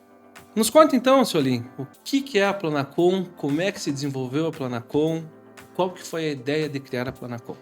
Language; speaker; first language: Portuguese; native; Portuguese